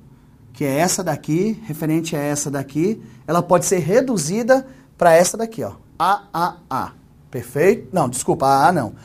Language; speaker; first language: Portuguese; native; Portuguese